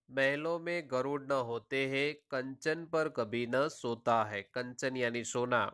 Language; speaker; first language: Hindi; non-native, local second language; Gujarati